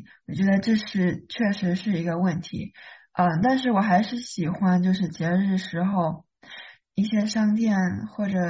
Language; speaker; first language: Chinese; early bilingual, heritage; Chinese